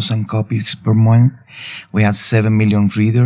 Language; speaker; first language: English; non-native, fluent; Spanish